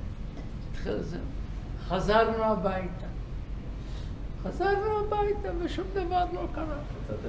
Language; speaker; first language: Hebrew; non-native, fluent; Yiddish